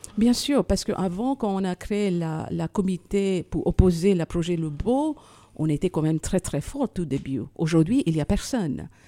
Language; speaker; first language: French; non-native, fluent; Hindi